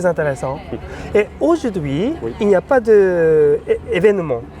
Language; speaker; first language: French; non-native, learner; Japanese